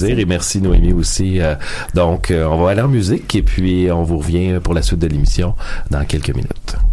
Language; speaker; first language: French; native; French